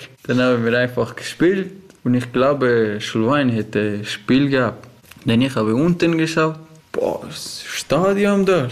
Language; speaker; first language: German; non-native, learner; Persian